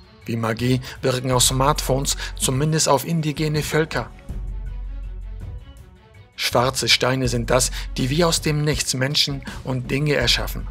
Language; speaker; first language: German; native; German